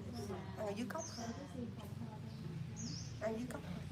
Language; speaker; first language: Vietnamese; native; Vietnamese